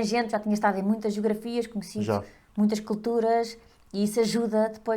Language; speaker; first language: Portuguese; native; Portuguese